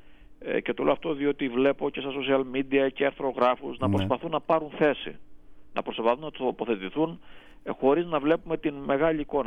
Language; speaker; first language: Greek; native; Greek